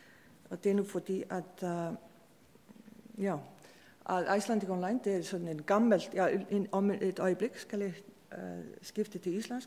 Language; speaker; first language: Danish; non-native, fluent; Icelandic